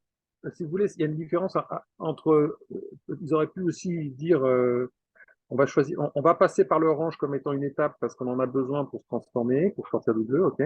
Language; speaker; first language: French; native; French